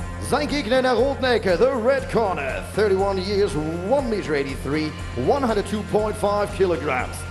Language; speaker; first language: English; non-native, fluent; German